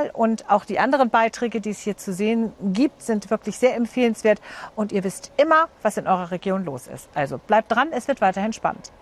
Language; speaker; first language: German; native; German